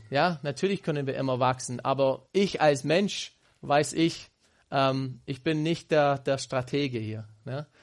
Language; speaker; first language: German; non-native, fluent; English